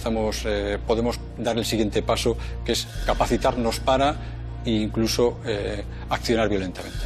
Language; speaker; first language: Spanish; native; Spanish